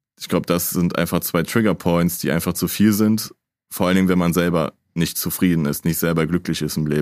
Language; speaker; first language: German; native; German